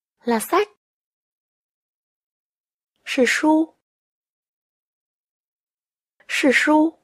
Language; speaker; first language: Chinese; non-native, fluent; Vietnamese